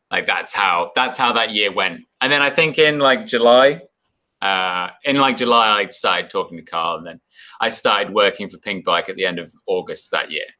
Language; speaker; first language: English; native; English